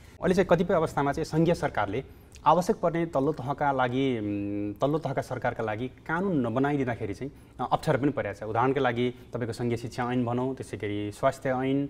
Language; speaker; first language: Nepali; native; Nepali